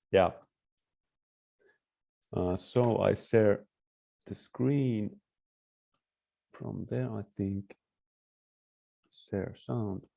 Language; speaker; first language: English; non-native, fluent; Finnish